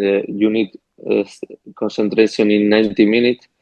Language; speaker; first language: English; non-native, learner; Spanish